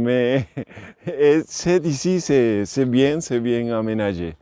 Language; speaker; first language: French; non-native, learner; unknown